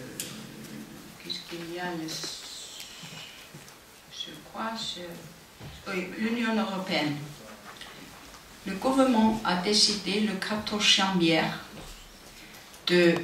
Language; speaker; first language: French; non-native, learner; Icelandic